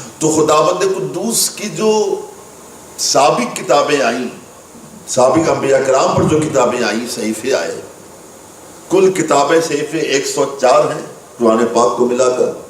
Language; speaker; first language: Urdu; native; Urdu